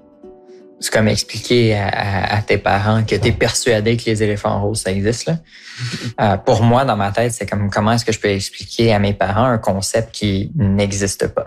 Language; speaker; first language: French; native; French